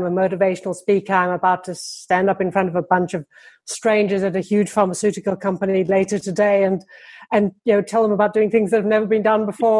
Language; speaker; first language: English; native; English